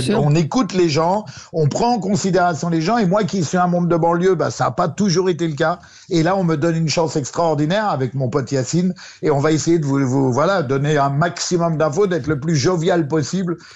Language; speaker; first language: French; native; French